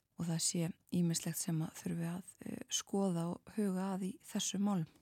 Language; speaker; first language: Icelandic; native; Icelandic